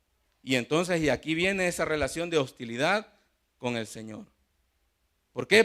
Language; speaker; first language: Spanish; native; Spanish